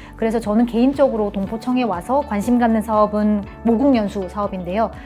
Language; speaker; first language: Korean; early bilingual, heritage; Korean